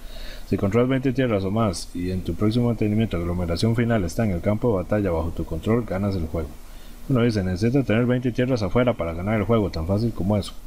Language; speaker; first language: Spanish; native; Spanish